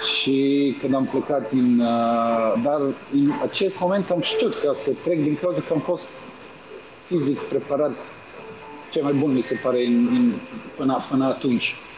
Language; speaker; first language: Romanian; non-native, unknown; Serbian